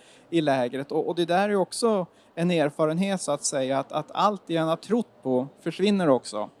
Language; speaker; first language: Swedish; native; Swedish